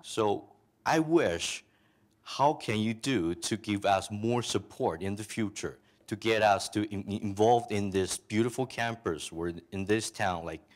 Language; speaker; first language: English; non-native, fluent; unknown